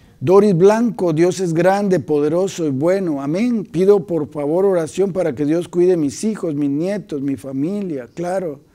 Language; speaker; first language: Spanish; native; Spanish